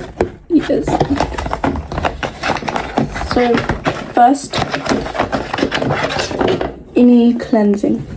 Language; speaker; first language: English; non-native, learner; Indonesian